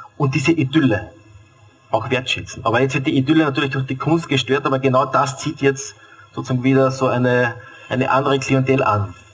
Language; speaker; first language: German; native; German